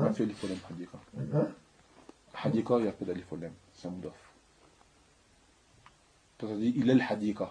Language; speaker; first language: Arabic; non-native, fluent; French